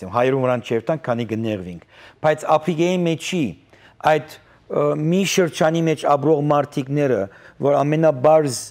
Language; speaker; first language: Armenian; early bilingual, heritage; Armenian